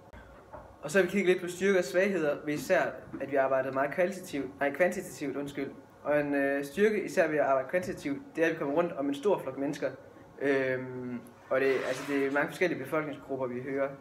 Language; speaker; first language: Danish; native; Danish